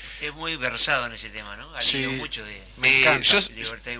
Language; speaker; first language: Spanish; native; Spanish